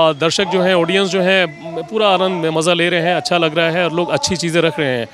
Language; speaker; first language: Hindi; native; Hindi